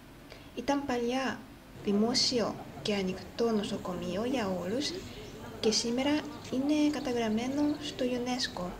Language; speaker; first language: Greek; non-native, fluent; Japanese